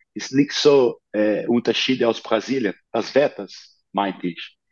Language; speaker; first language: German; non-native, fluent; Portuguese